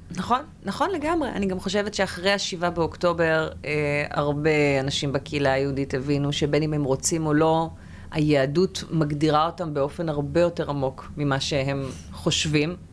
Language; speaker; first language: Hebrew; early bilingual, other home language; Russian